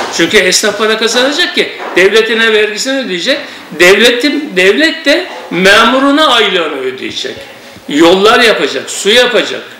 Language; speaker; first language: Turkish; native; Turkish